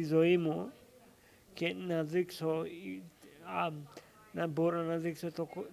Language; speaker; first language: Greek; early bilingual, heritage; English